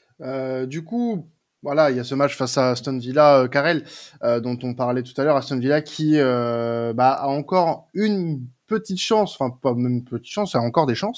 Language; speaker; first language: French; native; French